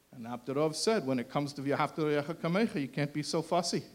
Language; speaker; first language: English; native; English